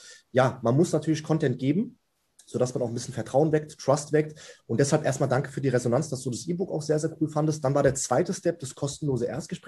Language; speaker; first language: German; native; German